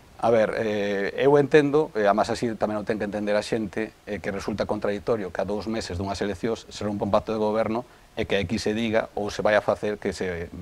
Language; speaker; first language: Galician; non-native, local second language; Spanish